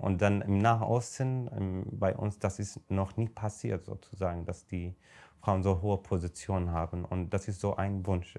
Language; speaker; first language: German; non-native, fluent; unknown